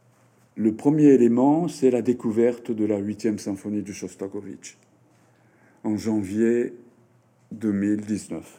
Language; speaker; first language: French; non-native, fluent; Japanese